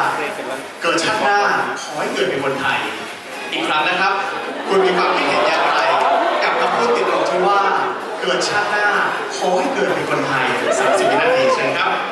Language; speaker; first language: Thai; native; Thai